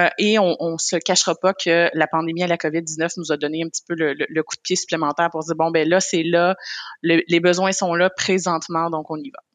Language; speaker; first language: French; native; French